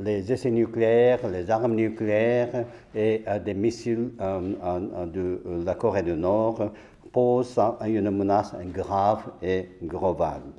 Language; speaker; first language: French; non-native, fluent; Japanese